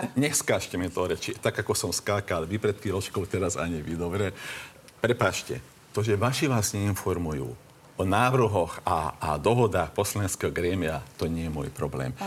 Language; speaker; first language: Slovak; non-native, local second language; Hungarian